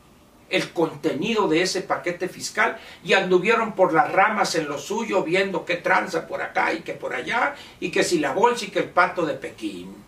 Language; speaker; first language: Spanish; native; Spanish